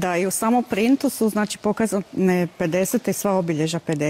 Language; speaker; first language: Croatian; native; Croatian